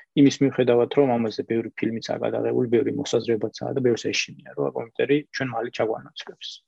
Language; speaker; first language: Georgian; native; Georgian